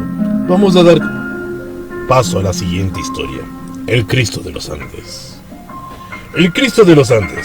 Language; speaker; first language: Spanish; native; Spanish